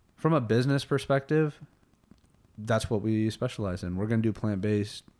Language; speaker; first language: English; native; English